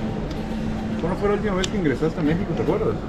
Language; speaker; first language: Spanish; native; Spanish